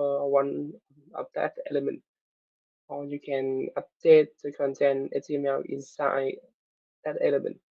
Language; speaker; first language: English; non-native, learner; Vietnamese